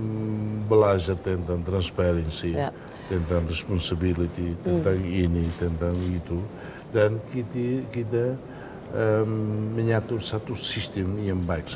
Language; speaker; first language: Indonesian; non-native, fluent; Tetum